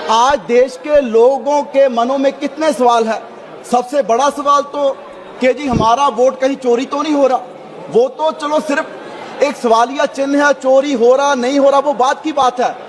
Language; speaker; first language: Hindi; non-native, local second language; Punjabi